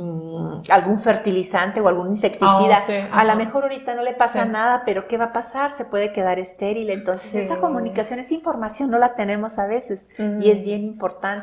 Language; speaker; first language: Spanish; non-native, local second language; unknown